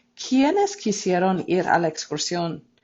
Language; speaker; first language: Spanish; non-native, fluent; English